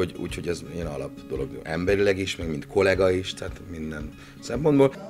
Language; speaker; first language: Hungarian; native; Hungarian